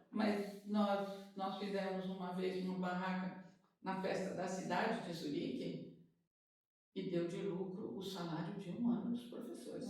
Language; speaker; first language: Portuguese; native; Portuguese